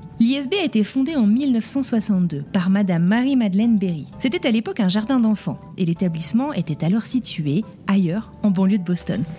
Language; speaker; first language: French; native; French